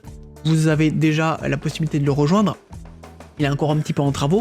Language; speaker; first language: French; native; French